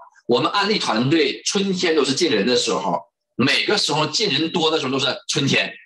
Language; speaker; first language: Chinese; native; Chinese